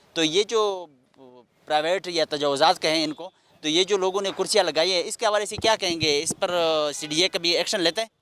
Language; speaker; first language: Urdu; non-native, local second language; Pashto